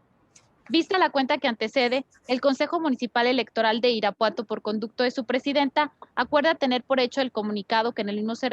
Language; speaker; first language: Spanish; native; Spanish